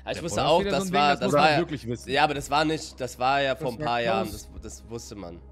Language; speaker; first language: German; native; German